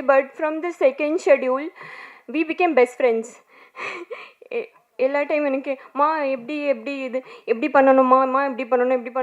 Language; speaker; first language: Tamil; non-native, learner; Bangla